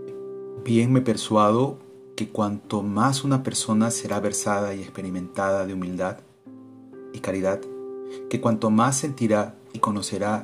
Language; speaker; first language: Spanish; native; Spanish